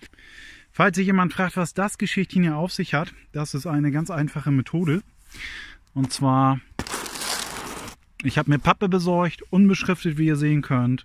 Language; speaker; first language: German; native; German